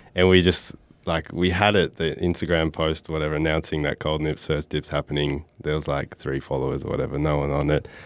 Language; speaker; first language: English; native; English